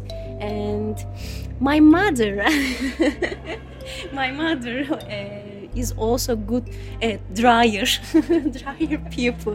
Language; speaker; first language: English; non-native, learner; Turkish